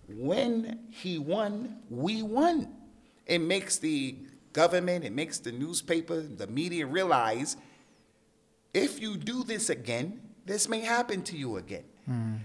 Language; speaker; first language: English; native; English